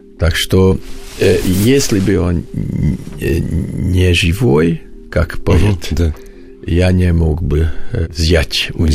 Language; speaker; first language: Russian; non-native, learner; Hungarian